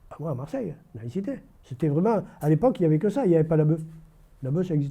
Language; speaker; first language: French; native; French